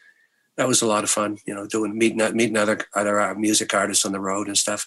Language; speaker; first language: English; native; English